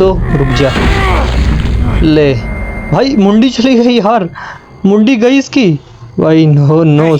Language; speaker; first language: Hindi; native; Hindi